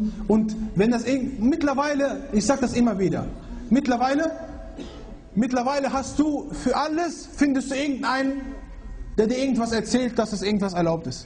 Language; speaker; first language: German; early bilingual, other home language; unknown